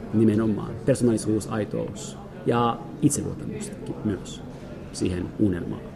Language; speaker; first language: Finnish; non-native, fluent; French